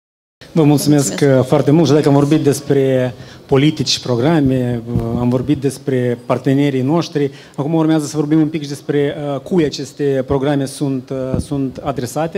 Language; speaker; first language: Romanian; native; Romanian